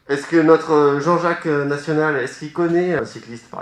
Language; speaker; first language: French; native; French